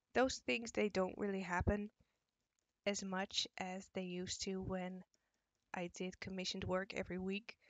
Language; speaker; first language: English; non-native, fluent; Dutch